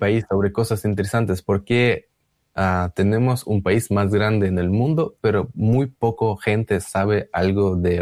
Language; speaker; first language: Spanish; non-native, learner; Russian